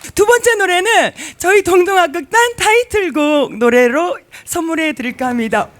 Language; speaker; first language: Korean; native; Korean